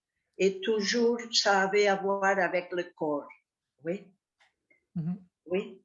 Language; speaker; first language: French; non-native, fluent; Catalan